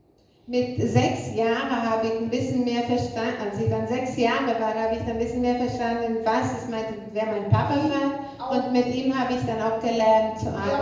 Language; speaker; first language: German; non-native, fluent; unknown